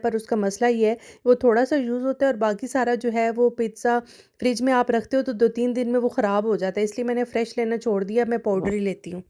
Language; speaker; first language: Urdu; native; Urdu